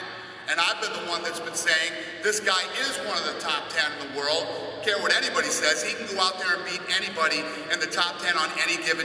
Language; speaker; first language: English; native; English